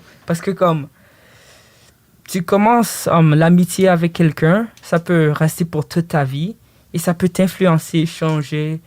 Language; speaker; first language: French; early bilingual, other home language; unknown